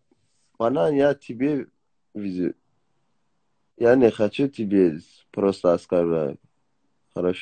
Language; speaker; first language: Russian; non-native, learner; Persian